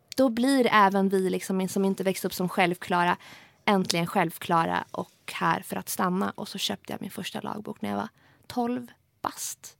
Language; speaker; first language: Swedish; early bilingual, other home language; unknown